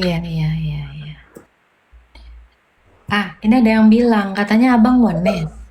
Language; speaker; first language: Indonesian; native; Indonesian